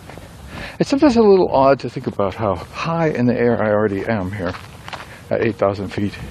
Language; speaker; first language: English; native; English